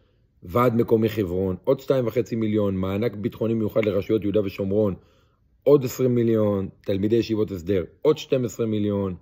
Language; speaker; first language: Hebrew; native; Hebrew